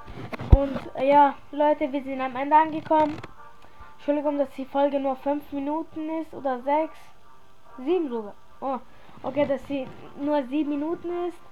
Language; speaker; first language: German; early bilingual, other home language; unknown